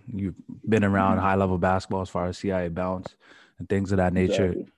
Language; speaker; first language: English; native; English